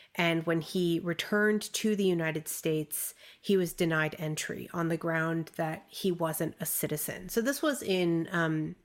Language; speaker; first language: English; early bilingual, other home language; Chinese